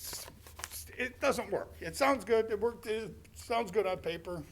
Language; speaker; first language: English; native; English